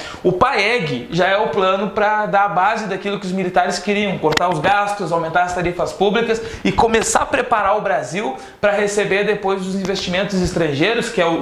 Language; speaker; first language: Portuguese; native; Portuguese